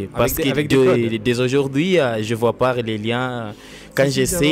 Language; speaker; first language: French; non-native, learner; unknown